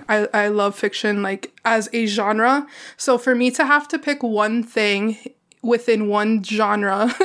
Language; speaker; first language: English; native; English